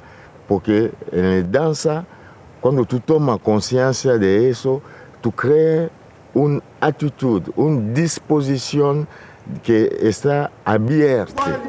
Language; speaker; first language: Spanish; non-native, fluent; Lingala